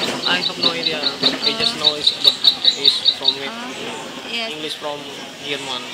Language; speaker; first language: English; non-native, learner; Indonesian